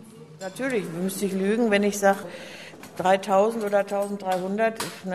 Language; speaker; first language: German; native; German